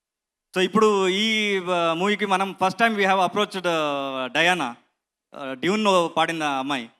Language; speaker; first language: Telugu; non-native, learner; Kannada